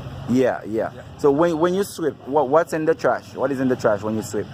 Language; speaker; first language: English; non-native, local second language; Haitian Creole